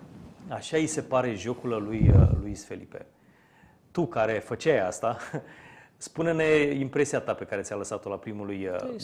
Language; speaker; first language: Romanian; native; Romanian